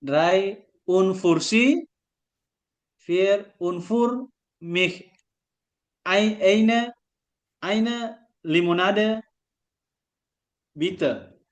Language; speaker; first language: German; non-native, learner; Indonesian